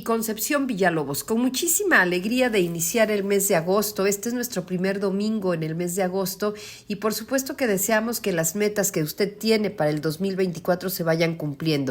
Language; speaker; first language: Spanish; native; Spanish